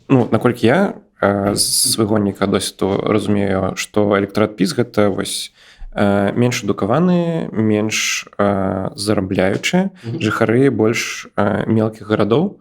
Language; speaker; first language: Belarusian; non-native, local second language; Russian